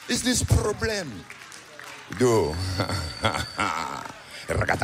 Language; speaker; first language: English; non-native, learner; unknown